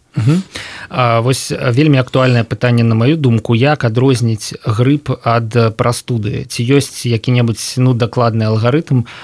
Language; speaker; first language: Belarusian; native; Belarusian